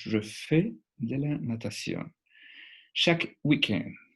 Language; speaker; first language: French; non-native, fluent; Spanish